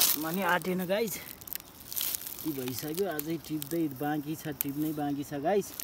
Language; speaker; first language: Nepali; non-native, local second language; Gurung